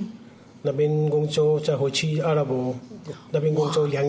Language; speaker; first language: Chinese; non-native, learner; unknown